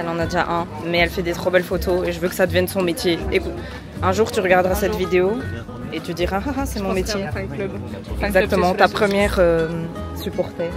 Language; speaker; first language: French; native; French